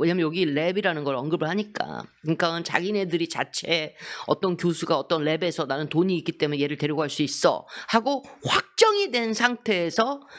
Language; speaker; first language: Korean; native; Korean